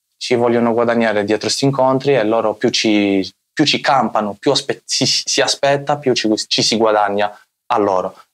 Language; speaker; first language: Italian; early bilingual, other home language; Arabic